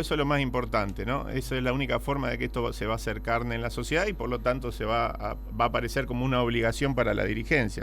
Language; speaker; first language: Spanish; native; Spanish